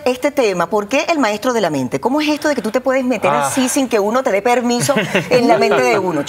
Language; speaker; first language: Spanish; native; Spanish